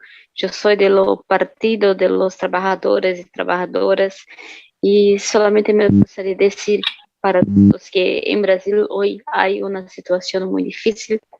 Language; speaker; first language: Spanish; non-native, fluent; Portuguese